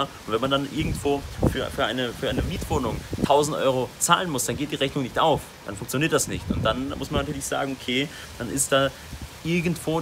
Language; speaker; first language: German; native; German